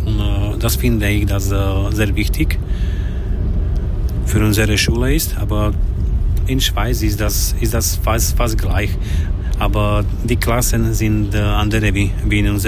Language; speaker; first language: German; non-native, learner; Slovak